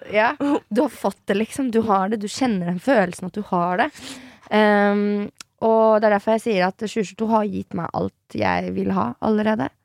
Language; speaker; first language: Norwegian; early bilingual, other home language; French